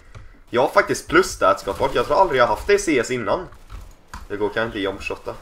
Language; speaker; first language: Swedish; native; Swedish